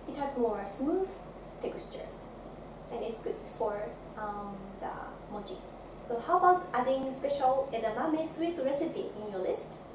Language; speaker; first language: English; non-native, fluent; Japanese